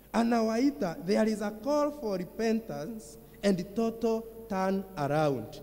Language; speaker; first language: English; non-native, local second language; Kikuyu